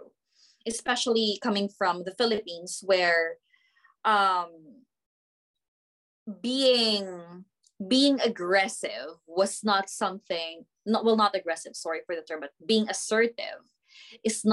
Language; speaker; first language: English; non-native, local second language; Filipino